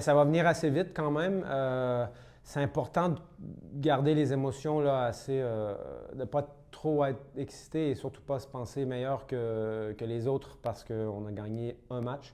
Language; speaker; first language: French; native; French